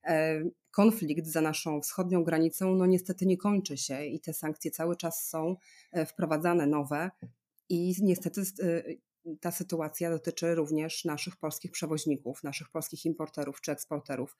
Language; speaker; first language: Polish; native; Polish